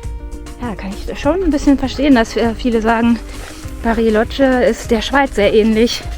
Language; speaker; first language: German; native; German